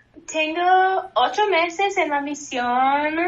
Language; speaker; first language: Spanish; non-native, learner; English